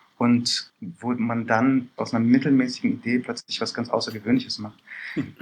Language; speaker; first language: German; early bilingual, other home language; Persian